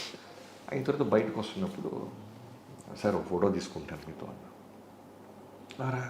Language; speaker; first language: Telugu; native; Telugu